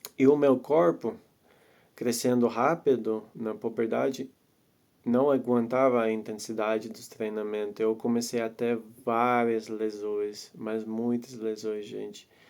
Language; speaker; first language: Portuguese; non-native, fluent; Latvian